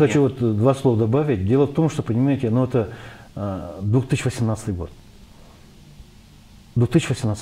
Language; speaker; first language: Russian; non-native, local second language; Kyrgyz